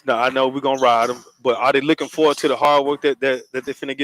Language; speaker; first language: English; native; English